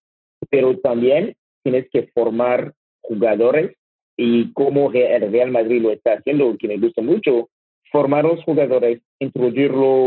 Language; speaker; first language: Spanish; non-native, learner; French